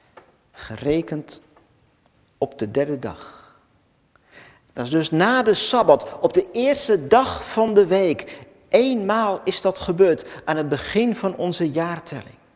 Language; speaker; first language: Dutch; native; Dutch